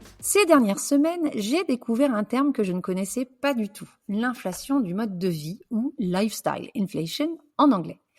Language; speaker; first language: French; native; French